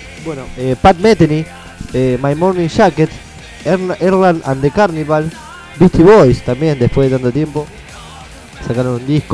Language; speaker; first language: Spanish; native; Spanish